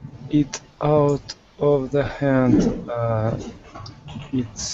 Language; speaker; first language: English; non-native, learner; Russian